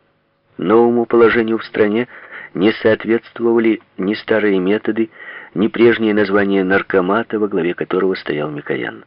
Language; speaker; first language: Russian; native; Russian